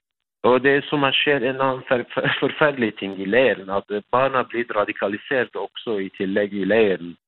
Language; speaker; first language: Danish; non-native, fluent; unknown